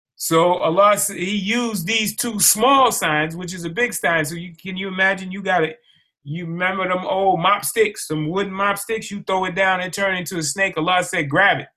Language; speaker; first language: English; native; English